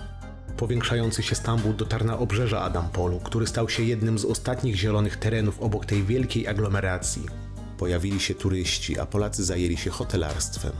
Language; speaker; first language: Polish; native; Polish